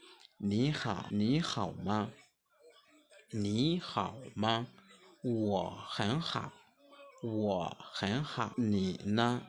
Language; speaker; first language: Chinese; non-native, fluent; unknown